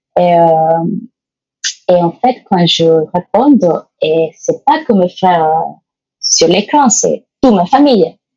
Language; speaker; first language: French; non-native, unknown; Spanish